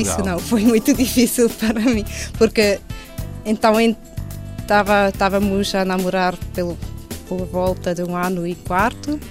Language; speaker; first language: Portuguese; non-native, fluent; Swiss German